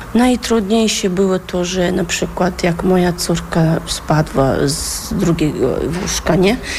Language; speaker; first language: Polish; non-native, fluent; Chechen